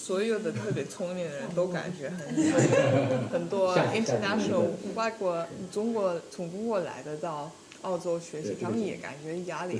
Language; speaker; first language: Chinese; non-native, learner; English